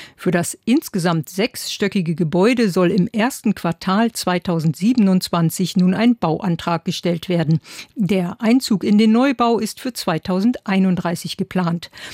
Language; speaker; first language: German; native; German